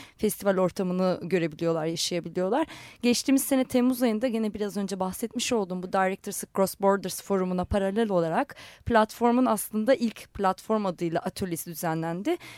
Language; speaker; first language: Turkish; non-native, local second language; Armenian